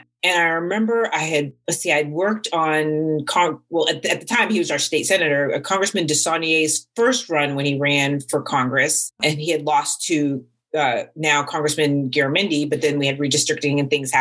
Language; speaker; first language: English; native; English